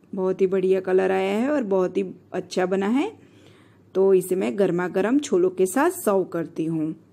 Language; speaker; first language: Hindi; non-native, local second language; Gujarati